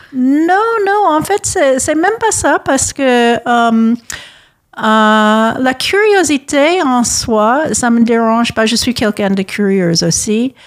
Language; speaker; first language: French; non-native, fluent; English